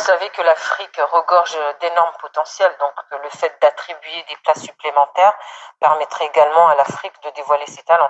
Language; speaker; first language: French; non-native, local second language; Comorian